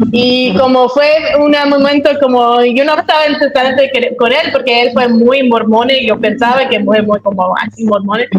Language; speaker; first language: Spanish; early bilingual, heritage; Spanish